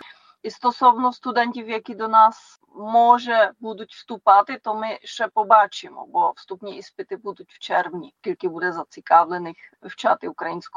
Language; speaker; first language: Ukrainian; non-native, fluent; Czech